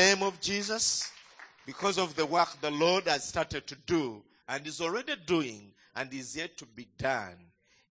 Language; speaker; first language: English; non-native, local second language; Ganda